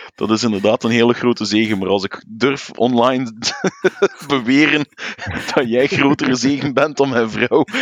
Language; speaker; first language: Dutch; native; Dutch